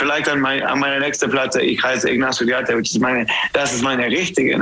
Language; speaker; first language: German; non-native, learner; English